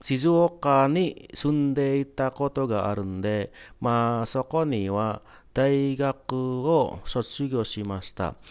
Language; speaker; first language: Japanese; non-native, fluent; Indonesian